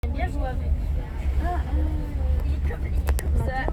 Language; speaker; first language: French; native; French